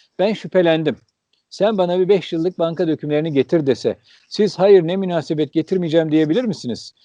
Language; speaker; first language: Turkish; early bilingual, heritage; Turkish